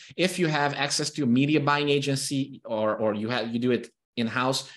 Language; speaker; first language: English; non-native, fluent; Hungarian